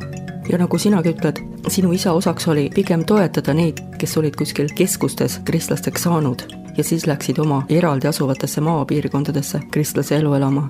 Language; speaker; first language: Estonian; native; Estonian